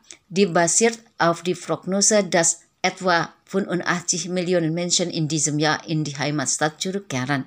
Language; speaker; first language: German; non-native, fluent; Indonesian